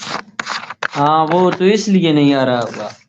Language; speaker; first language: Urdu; non-native, local second language; Saraiki